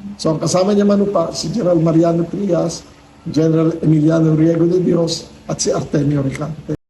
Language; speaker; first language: Filipino; native; Filipino